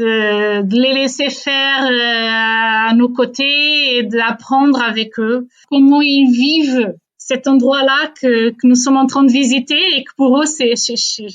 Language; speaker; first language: French; non-native, fluent; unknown